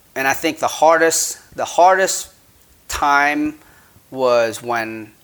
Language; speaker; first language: English; early bilingual, other home language; Khmer